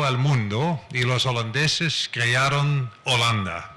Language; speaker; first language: Spanish; non-native, fluent; Dutch